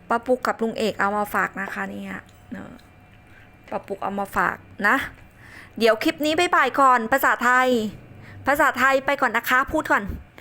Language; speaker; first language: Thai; non-native, local second language; Northern Khmer